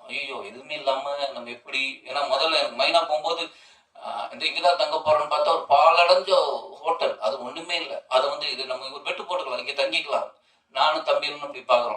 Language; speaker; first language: Tamil; native; Tamil